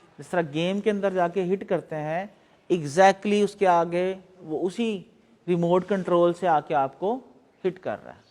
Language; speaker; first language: Urdu; non-native, local second language; Punjabi